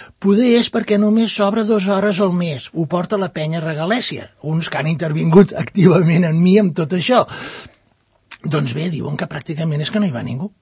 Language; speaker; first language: Catalan; non-native, local second language; Spanish